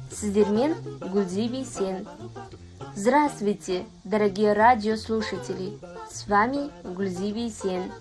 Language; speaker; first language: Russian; non-native, fluent; Kazakh